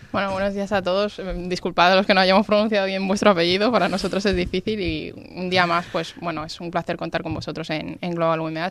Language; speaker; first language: Spanish; native; Spanish